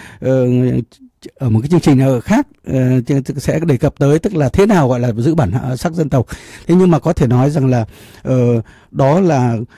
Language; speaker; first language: Vietnamese; native; Vietnamese